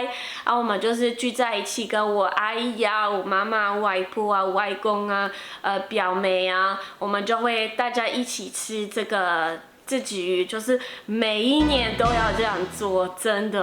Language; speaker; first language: Chinese; non-native, fluent; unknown